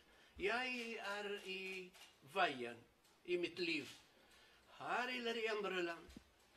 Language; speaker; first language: Norwegian; non-native, learner; Kurdish